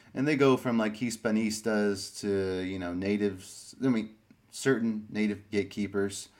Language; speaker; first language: English; native; English